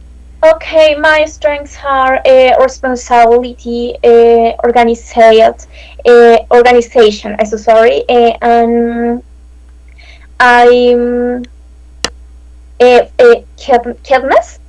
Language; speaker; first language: English; non-native, learner; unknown